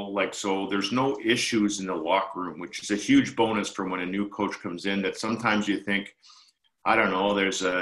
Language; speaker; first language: English; native; English